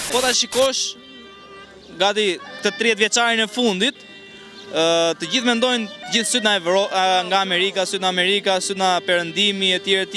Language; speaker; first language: Albanian; native; Albanian